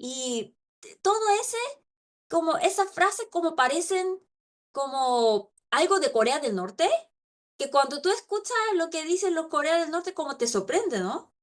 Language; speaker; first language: Spanish; non-native, local second language; Korean